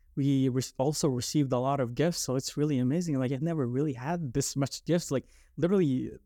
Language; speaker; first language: English; non-native, local second language; Filipino